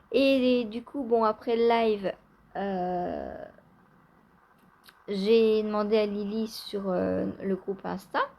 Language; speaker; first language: French; native; French